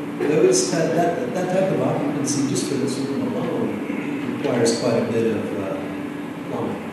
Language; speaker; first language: English; native; English